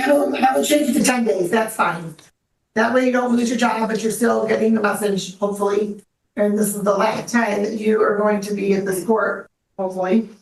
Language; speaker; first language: English; native; English